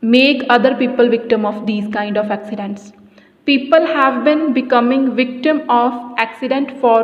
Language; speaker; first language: English; non-native, local second language; Punjabi